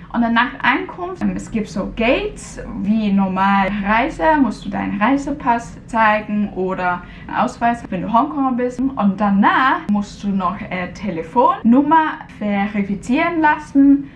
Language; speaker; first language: German; non-native, fluent; Cantonese